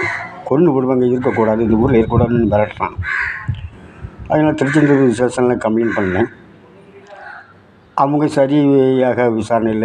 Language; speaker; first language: Tamil; native; Tamil